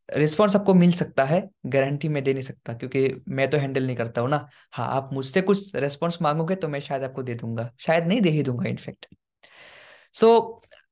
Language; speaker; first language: Hindi; non-native, local second language; Assamese